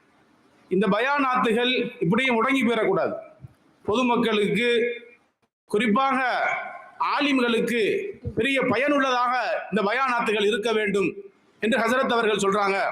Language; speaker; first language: Tamil; native; Tamil